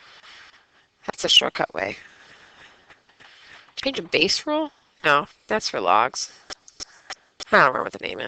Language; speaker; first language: English; native; English